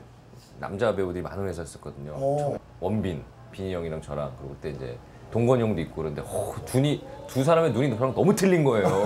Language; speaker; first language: Korean; native; Korean